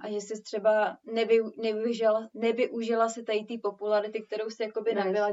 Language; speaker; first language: Czech; native; Czech